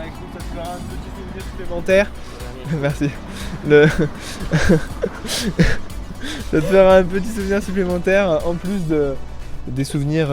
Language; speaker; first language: French; native; French